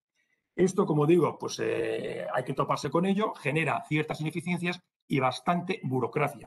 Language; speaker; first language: Spanish; native; Spanish